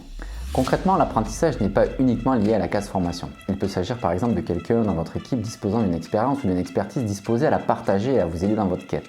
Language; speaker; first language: French; native; French